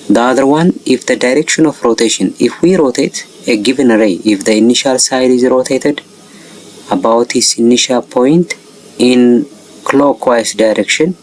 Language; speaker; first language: English; non-native, local second language; Amharic